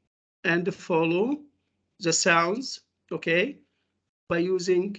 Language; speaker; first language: English; non-native, fluent; Arabic